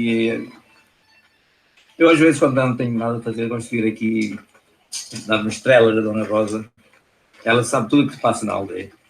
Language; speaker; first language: Portuguese; non-native, fluent; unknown